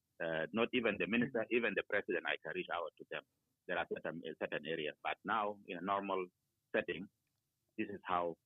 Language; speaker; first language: English; non-native, fluent; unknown